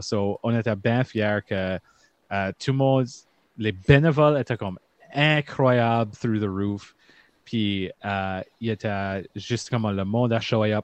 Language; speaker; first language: French; early bilingual, heritage; French